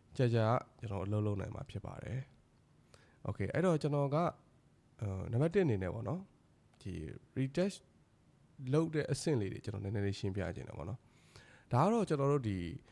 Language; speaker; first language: Burmese; native; Burmese